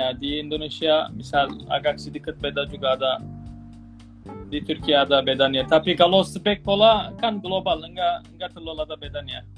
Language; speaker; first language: Indonesian; non-native, fluent; Turkish